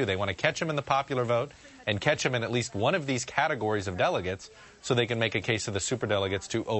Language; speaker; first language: English; native; English